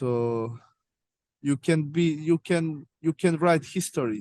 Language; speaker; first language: English; non-native, learner; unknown